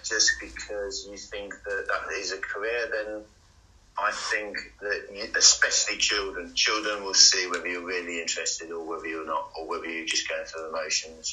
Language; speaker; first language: English; native; English